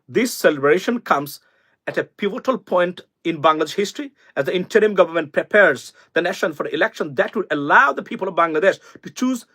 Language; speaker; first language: English; non-native, local second language; Bangla